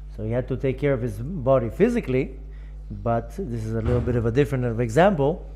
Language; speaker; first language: English; non-native, fluent; Hebrew